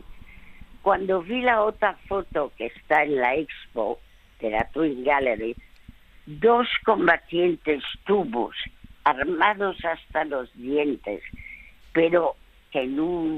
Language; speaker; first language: Spanish; early bilingual, other home language; French